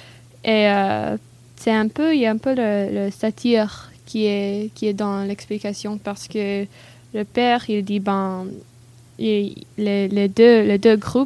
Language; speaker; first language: French; non-native, learner; English